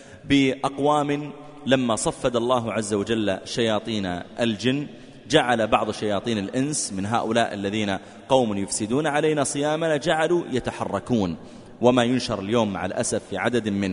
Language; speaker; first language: Arabic; native; Arabic